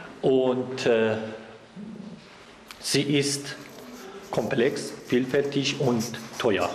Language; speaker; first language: German; non-native, fluent; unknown